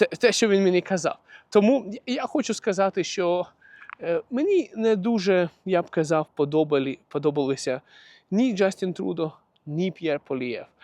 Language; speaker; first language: Ukrainian; non-native, local second language; Russian